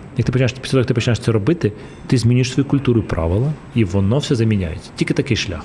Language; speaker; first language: Ukrainian; non-native, local second language; Russian